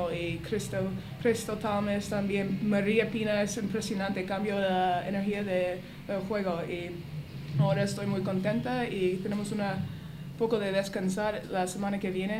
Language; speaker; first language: Spanish; non-native, fluent; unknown